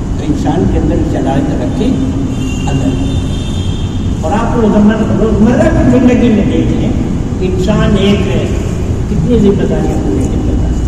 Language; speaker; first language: Urdu; native; Urdu